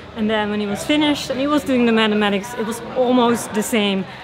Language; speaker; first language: English; non-native, fluent; Dutch